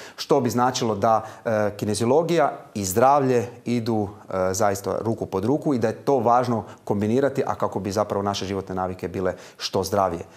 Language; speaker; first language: Croatian; native; Croatian